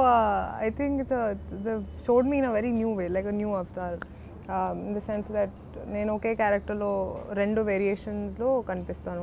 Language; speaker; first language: Telugu; non-native, learner; Hindi